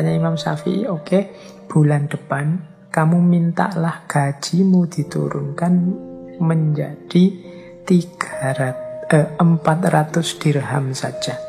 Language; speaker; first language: Indonesian; native; Indonesian